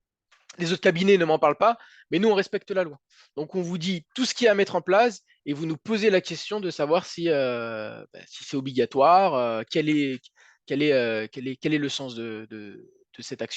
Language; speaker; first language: French; native; French